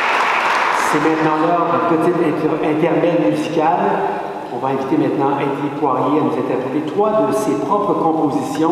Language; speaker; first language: French; native; French